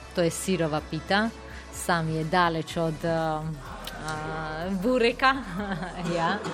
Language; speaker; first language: Slovenian; non-native, fluent; Georgian